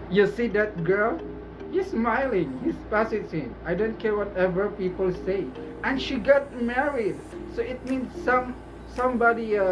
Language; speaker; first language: English; non-native, local second language; Filipino